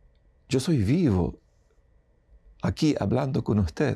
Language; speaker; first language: Spanish; non-native, fluent; Ukrainian